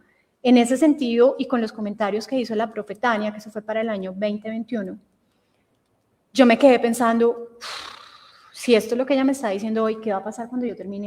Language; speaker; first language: Spanish; native; Spanish